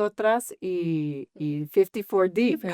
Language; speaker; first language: Spanish; early bilingual, heritage; English